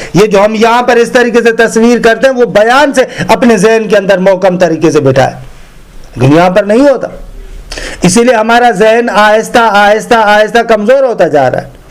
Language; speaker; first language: Urdu; non-native, local second language; Sindhi